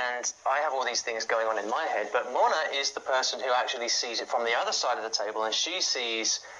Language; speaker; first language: English; native; English